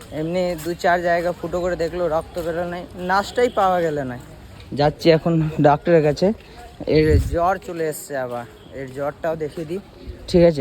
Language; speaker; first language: Bangla; non-native, learner; Hindi